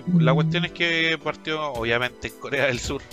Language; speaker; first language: Spanish; native; Spanish